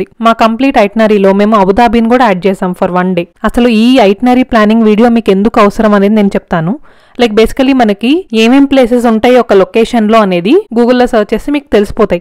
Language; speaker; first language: Telugu; native; Telugu